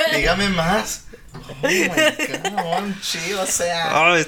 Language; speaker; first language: Spanish; non-native, fluent; English